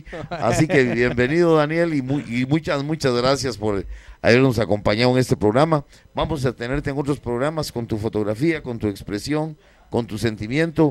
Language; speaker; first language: Spanish; native; Spanish